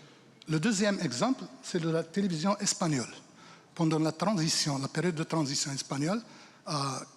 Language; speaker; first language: French; non-native, local second language; Arabic